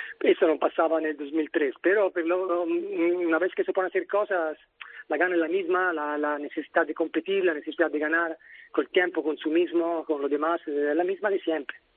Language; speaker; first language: Spanish; non-native, fluent; Italian